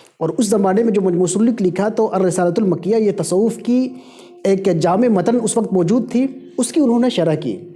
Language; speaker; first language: Urdu; native; Urdu